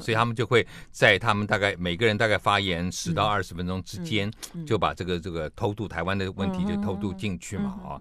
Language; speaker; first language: Chinese; native; Chinese